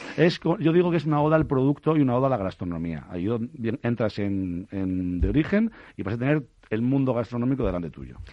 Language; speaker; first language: Spanish; native; Spanish